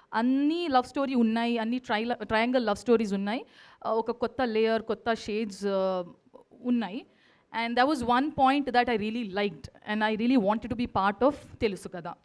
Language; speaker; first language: Telugu; non-native, learner; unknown